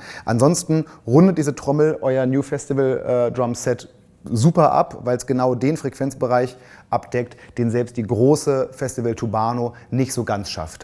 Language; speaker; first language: German; native; German